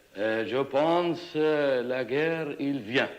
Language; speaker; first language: French; non-native, learner; Arabic